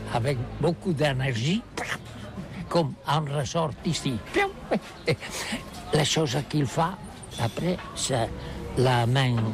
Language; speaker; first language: French; non-native, learner; Catalan